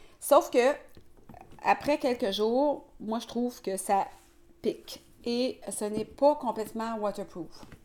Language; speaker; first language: French; native; French